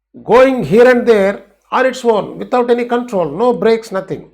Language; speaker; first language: English; non-native, local second language; Telugu